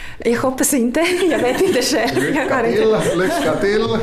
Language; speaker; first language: Swedish; non-native, fluent; Latvian